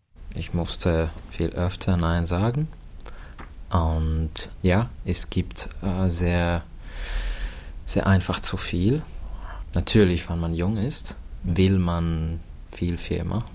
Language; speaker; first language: German; non-native, fluent; Finnish